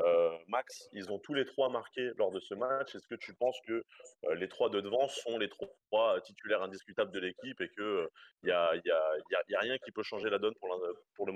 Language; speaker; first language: French; native; French